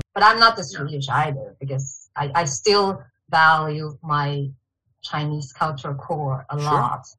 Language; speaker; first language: English; non-native, fluent; Chinese